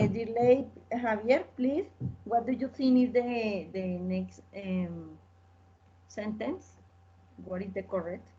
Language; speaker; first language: English; non-native, learner; Spanish